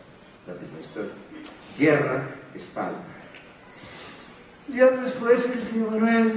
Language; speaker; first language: Spanish; native; Spanish